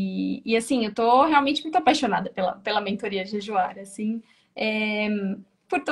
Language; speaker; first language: Portuguese; native; Portuguese